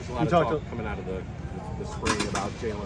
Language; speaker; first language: English; native; English